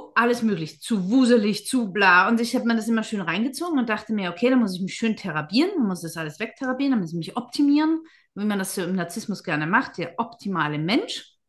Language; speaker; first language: German; native; German